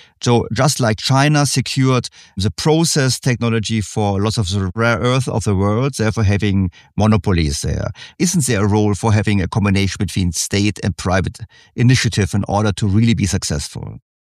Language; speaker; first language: English; non-native, fluent; German